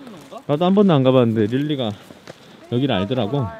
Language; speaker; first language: Korean; native; Korean